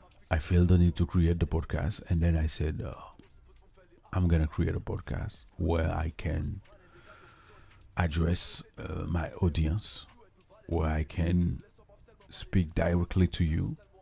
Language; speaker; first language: English; non-native, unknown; Haitian Creole